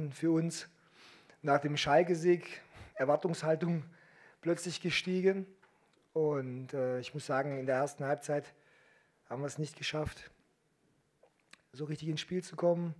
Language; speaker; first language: German; native; German